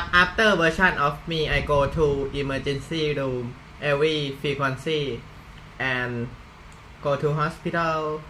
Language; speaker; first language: English; non-native, learner; Thai